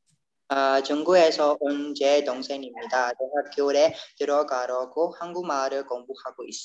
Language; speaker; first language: Korean; non-native, learner; Burmese